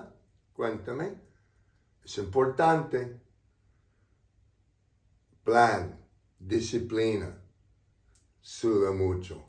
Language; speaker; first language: Spanish; non-native, learner; English